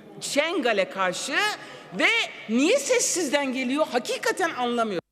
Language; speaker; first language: Turkish; non-native, local second language; Kurdish